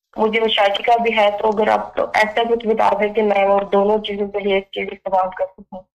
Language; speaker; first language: Urdu; native; Urdu